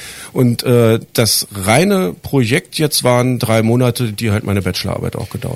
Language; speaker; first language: German; native; German